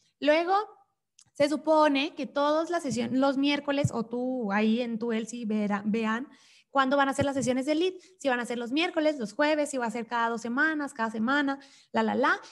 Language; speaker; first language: Spanish; native; Spanish